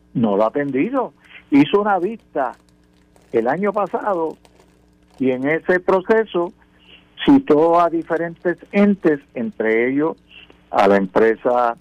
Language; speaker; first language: Spanish; native; Spanish